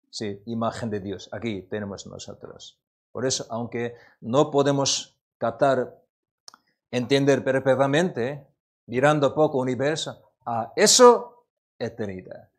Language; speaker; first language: Spanish; non-native, learner; Korean